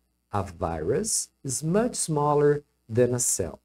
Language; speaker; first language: English; non-native, fluent; Portuguese